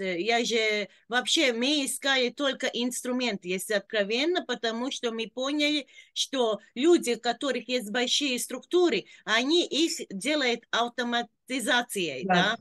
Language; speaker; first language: Russian; non-native, local second language; Latvian